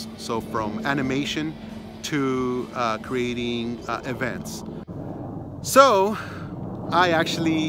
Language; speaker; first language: English; early bilingual, other home language; Spanish